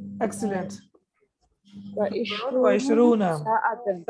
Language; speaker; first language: Arabic; non-native, fluent; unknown